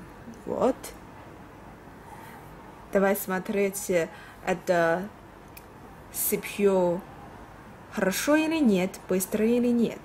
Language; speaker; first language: Russian; non-native, learner; Chinese